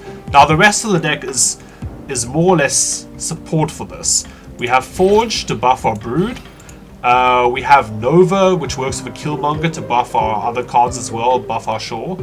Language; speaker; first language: English; native; English